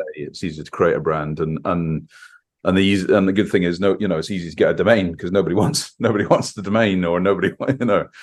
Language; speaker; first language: English; native; English